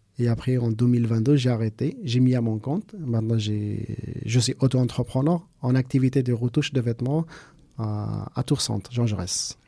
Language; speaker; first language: French; non-native, fluent; Persian